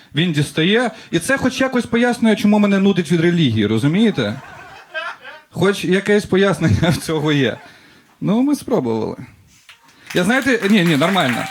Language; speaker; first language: Ukrainian; non-native, local second language; Russian